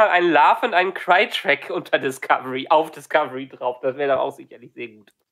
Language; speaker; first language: German; native; German